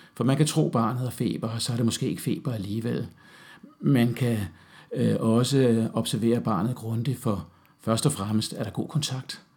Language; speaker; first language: Danish; native; Danish